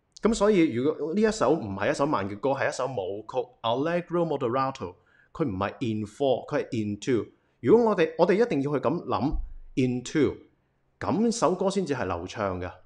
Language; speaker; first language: Cantonese; native; Cantonese